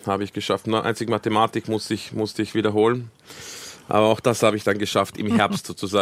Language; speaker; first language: German; early bilingual, other home language; Croatian